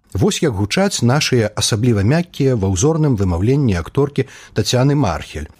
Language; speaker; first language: Belarusian; native; Belarusian